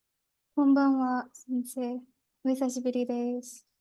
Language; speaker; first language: Japanese; non-native, learner; Bangla